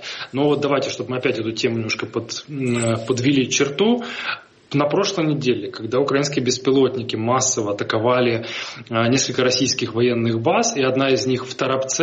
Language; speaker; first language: Russian; native; Russian